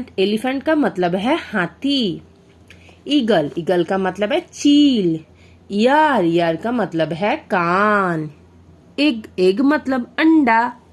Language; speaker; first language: Hindi; non-native, local second language; Bangla